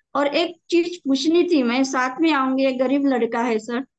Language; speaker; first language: Hindi; native; Hindi